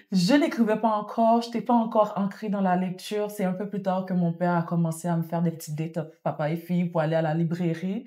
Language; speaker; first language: French; non-native, local second language; Haitian Creole